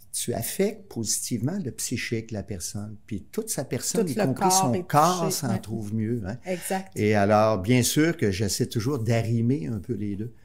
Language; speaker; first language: French; native; French